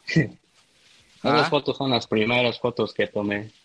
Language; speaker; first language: Spanish; early bilingual, heritage; Spanish